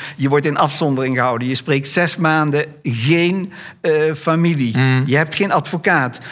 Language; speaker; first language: Dutch; native; Dutch